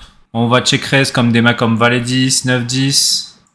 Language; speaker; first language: French; native; French